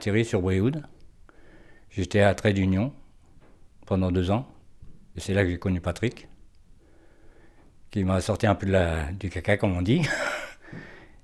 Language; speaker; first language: French; native; French